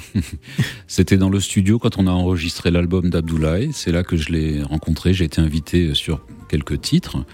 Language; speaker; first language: French; native; French